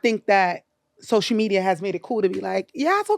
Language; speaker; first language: English; native; English